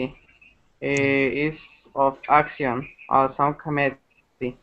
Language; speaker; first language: English; non-native, learner; Spanish